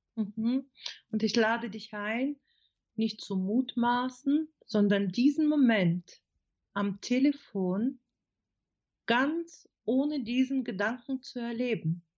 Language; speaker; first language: German; non-native, fluent; Ukrainian